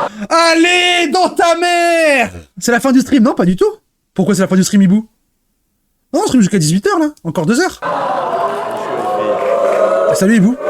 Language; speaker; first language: French; native; French